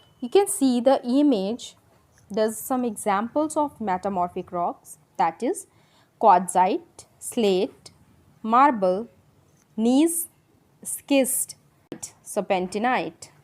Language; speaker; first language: English; non-native, local second language; Hindi